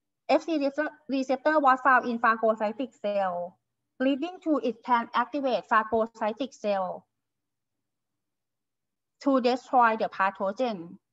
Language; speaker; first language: English; non-native, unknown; Thai